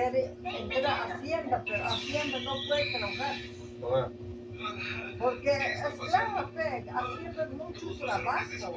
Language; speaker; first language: Spanish; non-native, local second language; Quechua